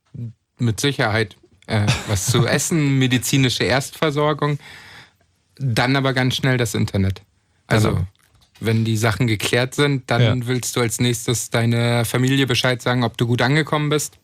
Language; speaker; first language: German; native; German